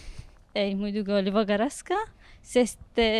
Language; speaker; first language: Estonian; non-native, learner; Arabic